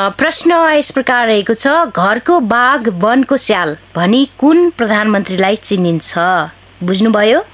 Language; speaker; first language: Nepali; non-native, local second language; Dangaura Tharu